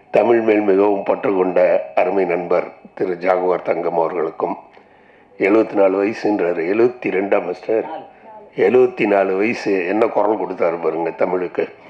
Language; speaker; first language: Tamil; native; Tamil